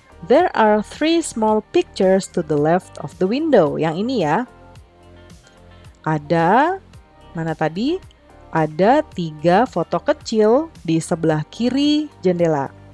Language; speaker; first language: English; non-native, fluent; Indonesian